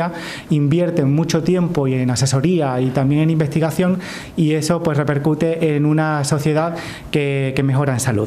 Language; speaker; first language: Spanish; native; Spanish